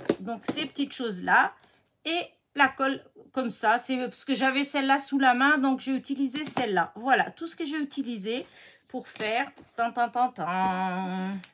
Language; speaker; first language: French; native; French